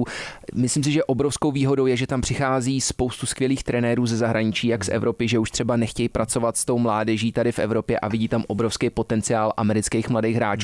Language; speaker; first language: Czech; early bilingual, heritage; Czech